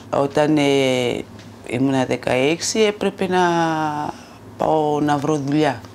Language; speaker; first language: Greek; non-native, fluent; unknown